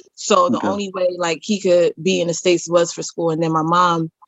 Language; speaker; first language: English; native; English